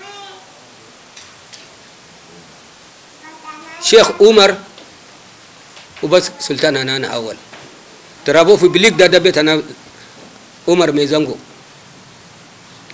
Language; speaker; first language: Arabic; non-native, local second language; Hausa